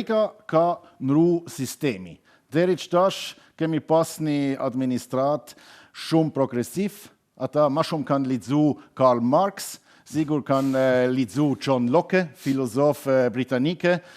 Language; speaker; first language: Albanian; non-native, learner; German